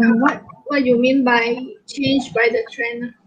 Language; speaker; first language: English; non-native, local second language; Malay